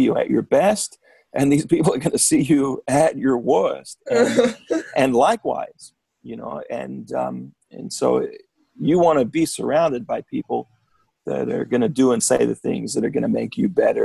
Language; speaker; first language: English; native; English